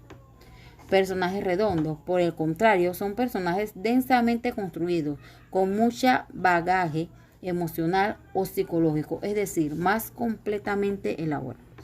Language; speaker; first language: Spanish; native; Spanish